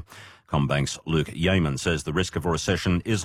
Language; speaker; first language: English; native; English